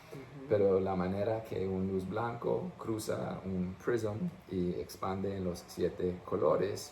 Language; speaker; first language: Spanish; non-native, fluent; English